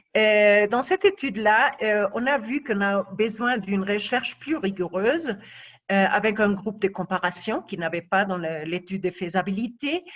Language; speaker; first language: French; non-native, fluent; Spanish